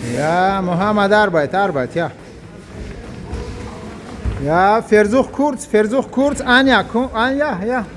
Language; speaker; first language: German; non-native, learner; Tajik